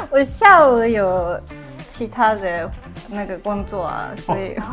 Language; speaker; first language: Chinese; early bilingual, heritage; Japanese